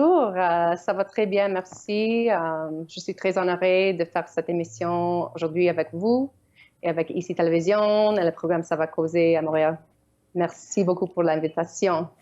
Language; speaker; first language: French; non-native, learner; Ukrainian